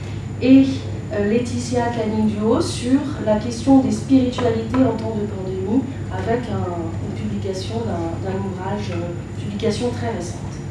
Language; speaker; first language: French; native; French